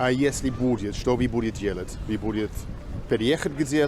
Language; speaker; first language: Russian; non-native, learner; English